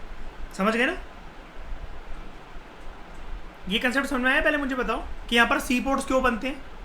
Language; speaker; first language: Hindi; native; Hindi